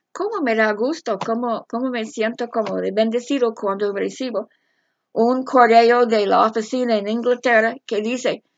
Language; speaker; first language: Spanish; non-native, fluent; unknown